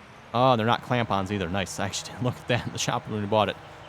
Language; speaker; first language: English; native; English